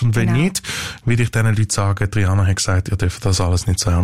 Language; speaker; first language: German; native; German